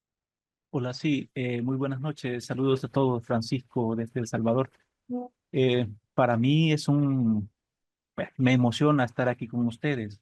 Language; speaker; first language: Spanish; native; Spanish